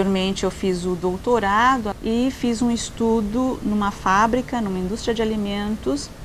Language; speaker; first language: Portuguese; early bilingual, other home language; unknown